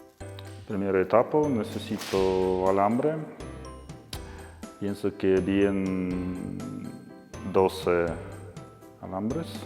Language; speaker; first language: Spanish; non-native, learner; Russian